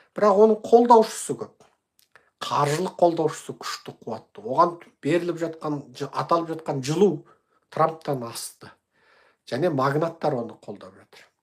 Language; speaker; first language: Kazakh; native; Kazakh